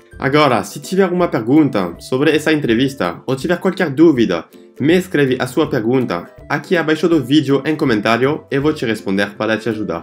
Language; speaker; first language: Portuguese; non-native, fluent; French